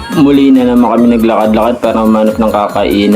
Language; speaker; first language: Filipino; native; Filipino